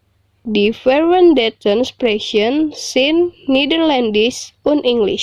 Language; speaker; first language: German; non-native, learner; Indonesian